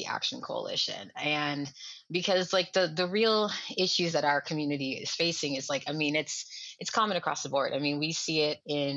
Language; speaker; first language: English; early bilingual, other home language; Lingala